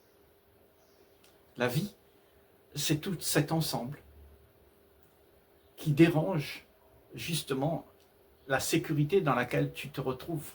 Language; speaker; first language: French; native; French